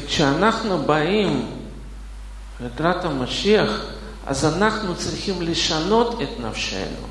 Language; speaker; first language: Hebrew; non-native, fluent; Russian